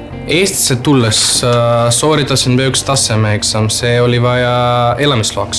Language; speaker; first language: Estonian; non-native, fluent; Macedonian